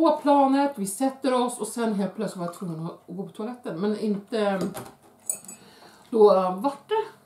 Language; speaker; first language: Swedish; native; Swedish